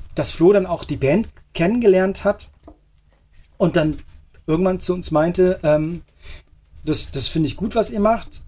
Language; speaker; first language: German; native; German